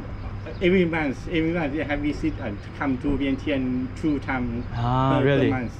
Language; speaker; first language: English; non-native, learner; Lao